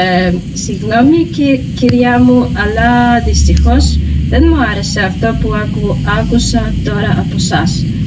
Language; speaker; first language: Greek; non-native, learner; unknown